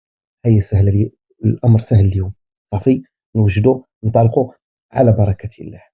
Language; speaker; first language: Arabic; native; Arabic